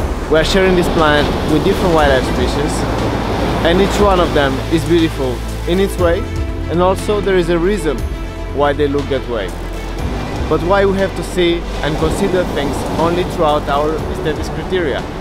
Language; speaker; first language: English; non-native, fluent; Italian